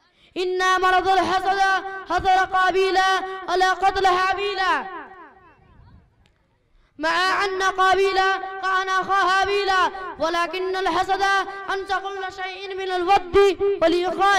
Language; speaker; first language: Arabic; non-native, learner; Urdu